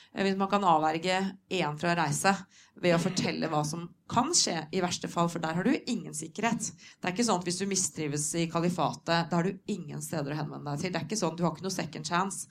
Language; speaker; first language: Norwegian; native; Norwegian